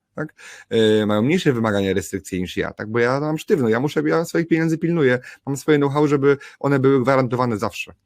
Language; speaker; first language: Polish; native; Polish